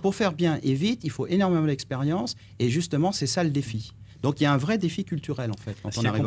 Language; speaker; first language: French; native; French